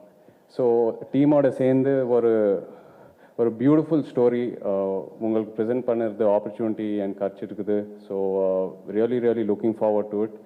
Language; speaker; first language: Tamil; non-native, local second language; Telugu